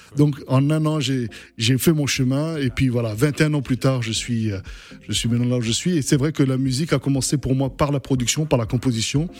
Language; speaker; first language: French; native; French